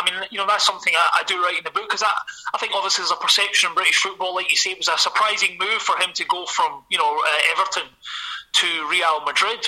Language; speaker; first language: English; native; English